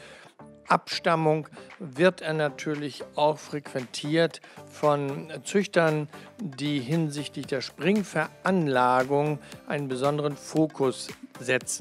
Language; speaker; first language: German; native; German